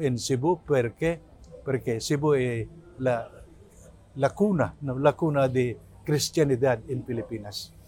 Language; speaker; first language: Spanish; non-native, learner; Cebuano